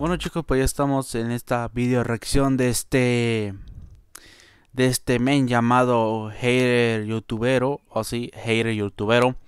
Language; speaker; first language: Spanish; native; Spanish